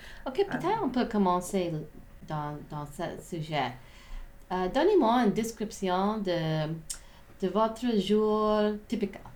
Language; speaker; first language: French; non-native, learner; English